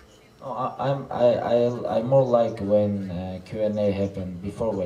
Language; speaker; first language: English; non-native, learner; Russian